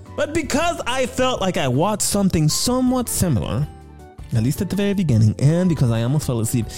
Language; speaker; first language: English; native; English